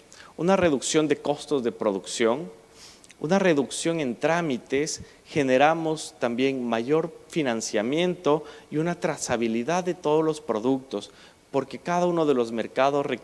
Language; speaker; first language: Spanish; native; Spanish